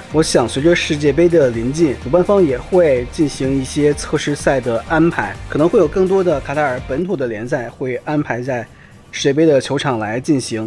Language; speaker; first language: Chinese; native; Chinese